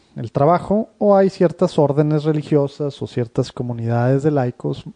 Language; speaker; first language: Spanish; native; Spanish